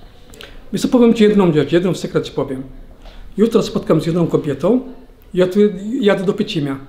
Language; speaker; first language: Polish; non-native, learner; Somali